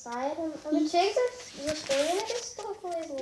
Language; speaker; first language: Bulgarian; native; Bulgarian